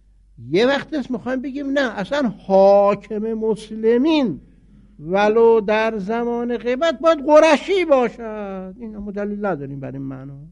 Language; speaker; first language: Persian; native; Persian